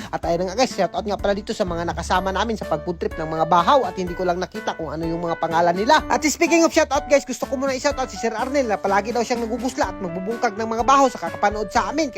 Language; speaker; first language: Filipino; non-native, local second language; Cebuano